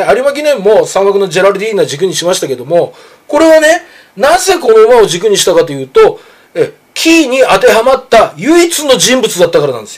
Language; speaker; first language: Japanese; native; Japanese